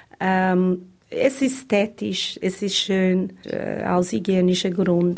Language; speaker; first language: German; non-native, fluent; Portuguese